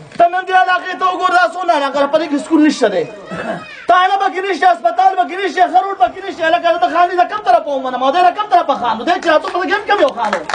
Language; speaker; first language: Pashto; non-native, local second language; Gujari